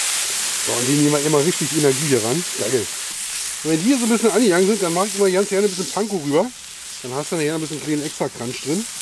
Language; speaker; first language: German; native; German